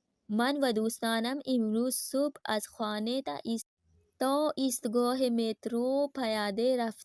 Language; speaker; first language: Persian; non-native, fluent; Urdu